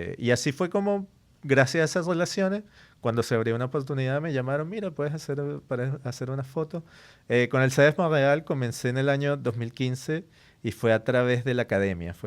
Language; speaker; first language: Spanish; native; Spanish